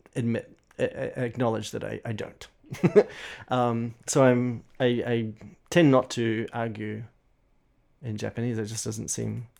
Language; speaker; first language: English; native; English